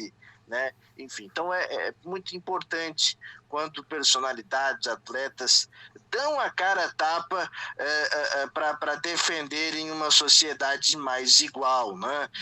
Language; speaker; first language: Portuguese; native; Portuguese